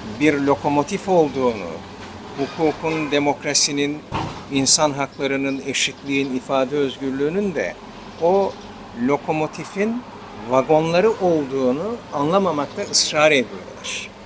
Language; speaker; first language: Turkish; native; Turkish